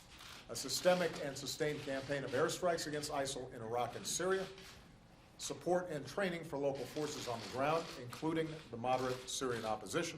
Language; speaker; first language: English; native; English